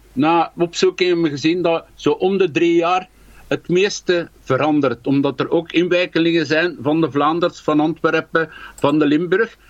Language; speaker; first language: Dutch; native; Dutch